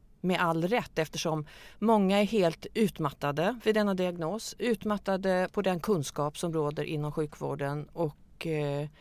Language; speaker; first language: Swedish; native; Swedish